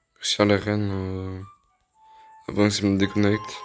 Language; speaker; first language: French; native; French